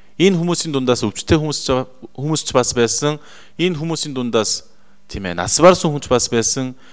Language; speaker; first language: Mongolian; native; Mongolian